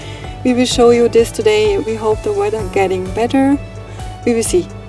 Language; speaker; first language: English; non-native, learner; German